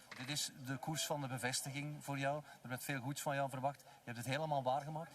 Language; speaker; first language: Dutch; native; Dutch